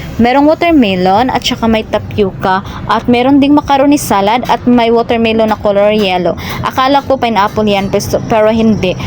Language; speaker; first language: Filipino; non-native, local second language; Cebuano